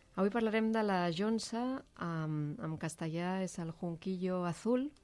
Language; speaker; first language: Catalan; native; Catalan